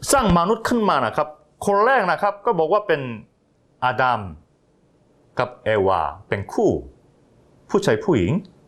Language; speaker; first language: Thai; non-native, fluent; Korean